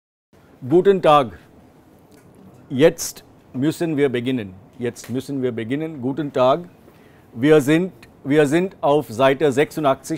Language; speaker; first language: German; non-native, fluent; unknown